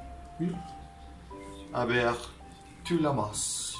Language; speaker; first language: French; non-native, learner; Spanish